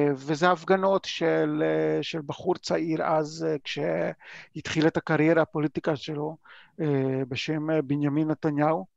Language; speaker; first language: Hebrew; non-native, fluent; Hungarian